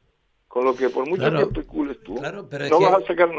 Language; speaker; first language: Spanish; native; Spanish